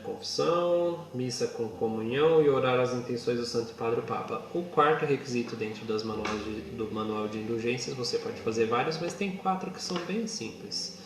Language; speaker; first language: Portuguese; native; Portuguese